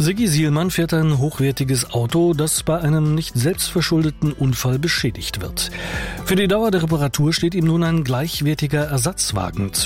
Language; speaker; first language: German; native; German